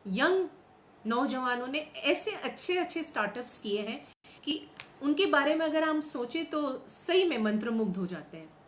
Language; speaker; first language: Hindi; non-native, local second language; Gujarati